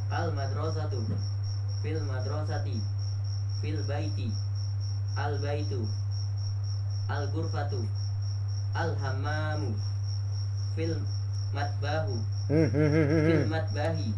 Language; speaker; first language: Arabic; non-native, learner; Indonesian